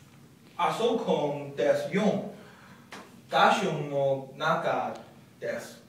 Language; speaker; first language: Japanese; non-native, learner; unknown